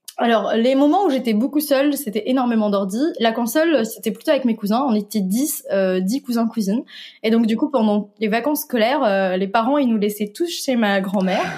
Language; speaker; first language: French; non-native, local second language; Arabic